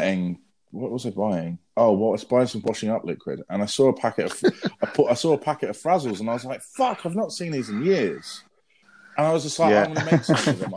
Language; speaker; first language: English; native; English